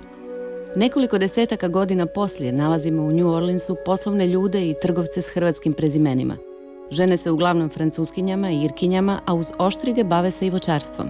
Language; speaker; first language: Croatian; native; Croatian